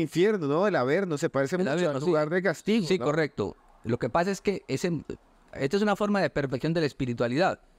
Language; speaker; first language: Spanish; native; Spanish